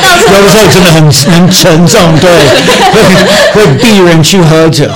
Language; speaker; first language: Chinese; non-native, learner; English